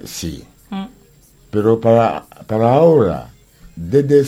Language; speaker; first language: Spanish; non-native, learner; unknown